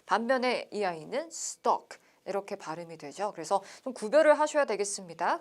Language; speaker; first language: Korean; native; Korean